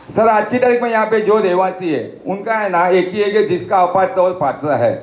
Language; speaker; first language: Hindi; non-native, local second language; Marathi